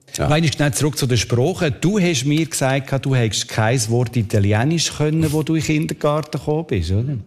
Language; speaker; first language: German; native; German